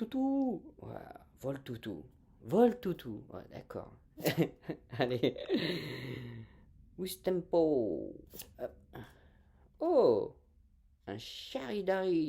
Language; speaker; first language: French; native; French